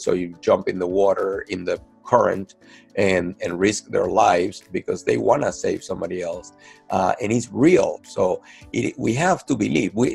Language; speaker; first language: English; non-native, fluent; Spanish